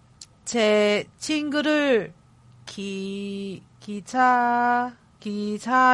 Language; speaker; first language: Korean; non-native, learner; Cantonese